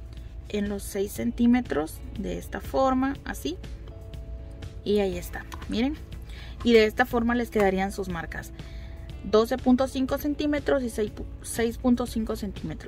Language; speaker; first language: Spanish; native; Spanish